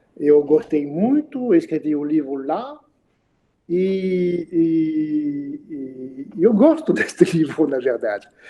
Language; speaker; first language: Portuguese; non-native, fluent; French